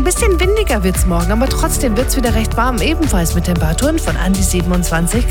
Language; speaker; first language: German; native; German